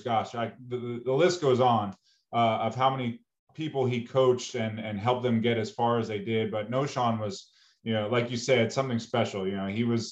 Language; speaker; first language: English; native; English